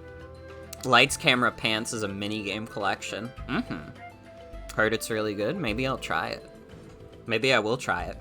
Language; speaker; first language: English; native; English